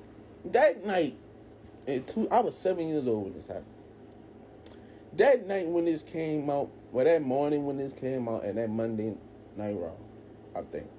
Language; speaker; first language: English; native; English